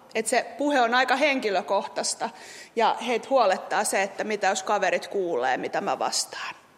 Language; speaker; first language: Finnish; native; Finnish